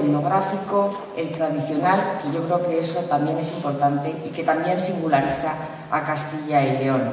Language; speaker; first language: Spanish; native; Spanish